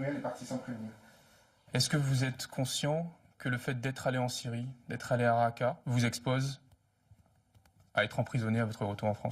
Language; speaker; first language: French; native; French